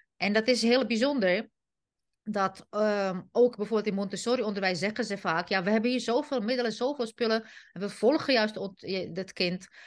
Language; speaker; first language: Dutch; non-native, fluent; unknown